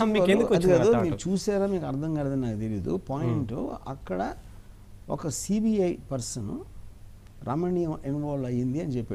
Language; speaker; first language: Telugu; native; Telugu